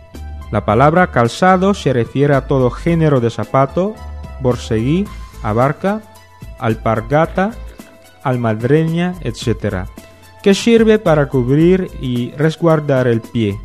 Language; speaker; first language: Spanish; non-native, fluent; Filipino